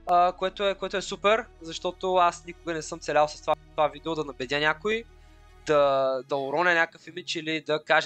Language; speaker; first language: Bulgarian; native; Bulgarian